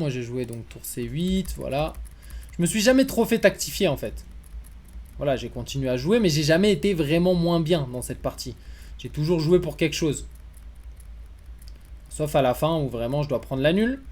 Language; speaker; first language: French; native; French